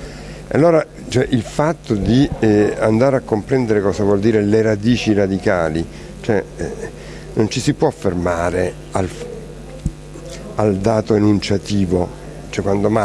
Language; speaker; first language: Italian; native; Italian